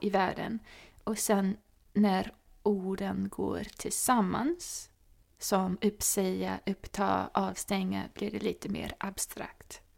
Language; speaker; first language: Swedish; non-native, fluent; English